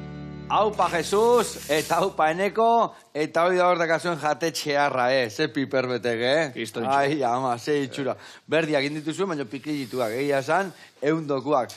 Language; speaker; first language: Basque; native; Basque